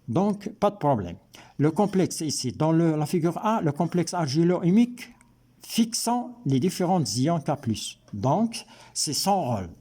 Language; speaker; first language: French; non-native, local second language; Arabic